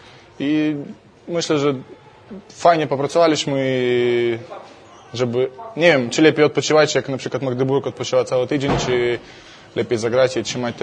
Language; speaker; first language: Polish; non-native, fluent; Russian